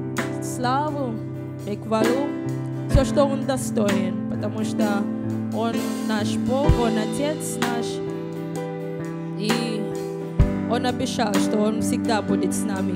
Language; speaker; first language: Russian; non-native, learner; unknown